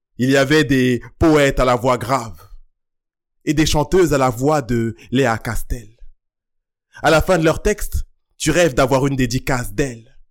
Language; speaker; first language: French; early bilingual, other home language; Lingala